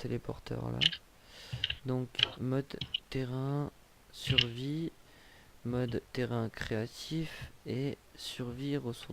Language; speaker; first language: French; native; French